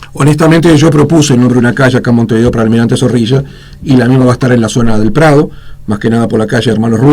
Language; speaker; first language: Spanish; native; Spanish